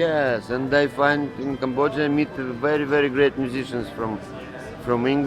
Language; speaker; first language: English; non-native, learner; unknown